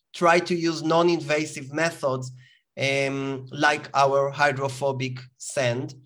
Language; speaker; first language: English; non-native, fluent; Hebrew